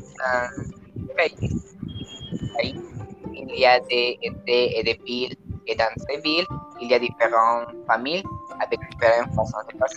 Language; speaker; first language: French; non-native, learner; Spanish